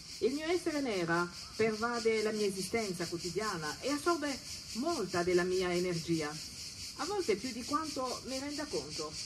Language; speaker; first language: Italian; non-native, fluent; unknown